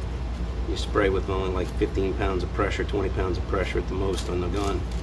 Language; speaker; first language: English; native; English